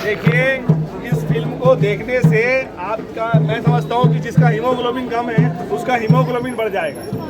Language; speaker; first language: Hindi; native; Hindi